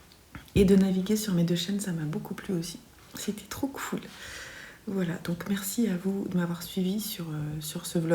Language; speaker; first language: French; native; French